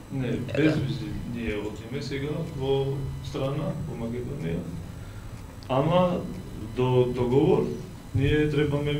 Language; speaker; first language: Macedonian; non-native, learner; Georgian